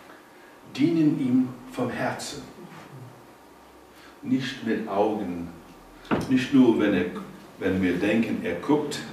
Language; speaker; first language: German; non-native, fluent; English